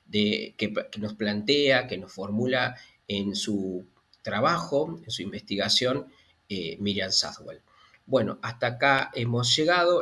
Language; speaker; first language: Spanish; native; Spanish